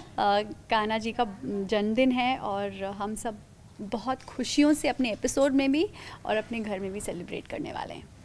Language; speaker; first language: Hindi; native; Hindi